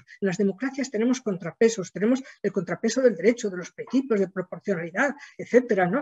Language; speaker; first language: Spanish; native; Spanish